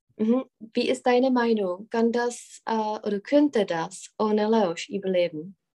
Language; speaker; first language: German; non-native, fluent; Czech